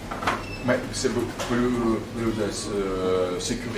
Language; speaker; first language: French; non-native, fluent; Russian